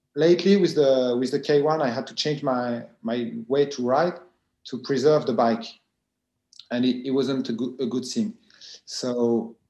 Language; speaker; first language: English; non-native, fluent; French